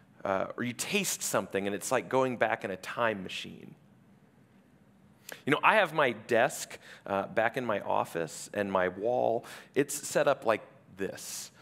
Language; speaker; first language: English; native; English